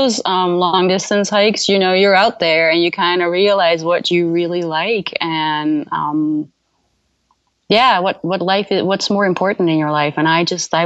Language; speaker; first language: English; non-native, fluent; Dutch